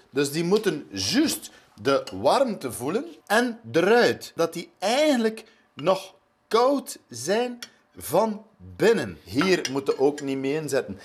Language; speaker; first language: Dutch; native; Dutch